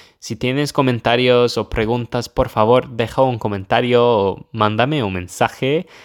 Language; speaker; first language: Spanish; non-native, fluent; English